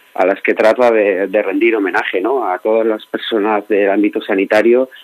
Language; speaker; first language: Spanish; native; Spanish